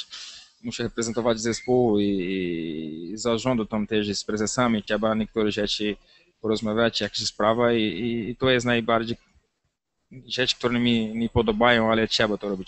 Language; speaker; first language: Polish; non-native, learner; Portuguese